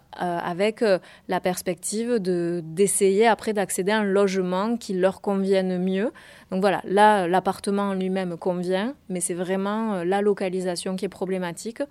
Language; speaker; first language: French; native; French